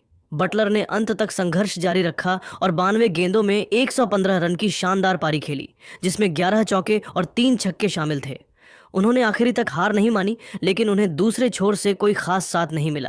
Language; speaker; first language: Hindi; native; Hindi